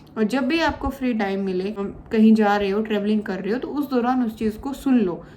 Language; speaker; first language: Hindi; native; Hindi